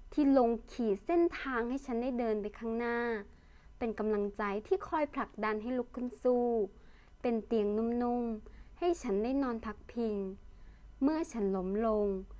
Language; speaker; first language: Thai; early bilingual, other home language; Lao